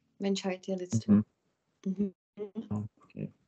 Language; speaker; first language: German; non-native, fluent; Czech